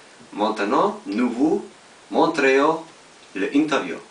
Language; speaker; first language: French; non-native, learner; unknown